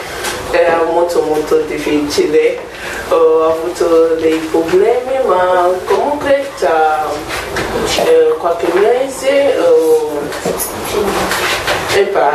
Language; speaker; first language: Italian; non-native, learner; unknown